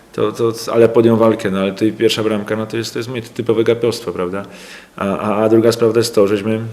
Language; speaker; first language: Polish; native; Polish